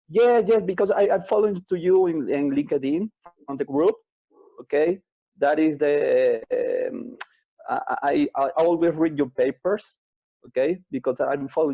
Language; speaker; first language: English; non-native, learner; Spanish